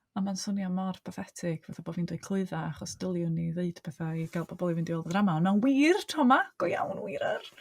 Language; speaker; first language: Welsh; native; Welsh